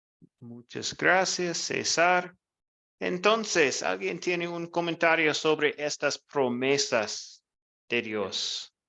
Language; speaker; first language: Spanish; non-native, fluent; English